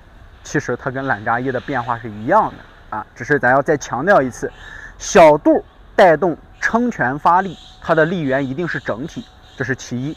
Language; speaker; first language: Chinese; native; Chinese